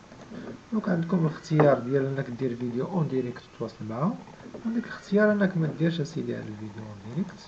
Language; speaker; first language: Arabic; native; Arabic